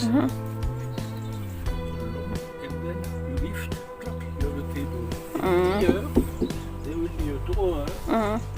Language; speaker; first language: English; non-native, fluent; French